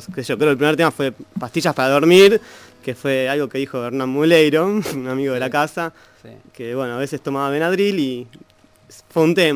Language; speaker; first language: Spanish; native; Spanish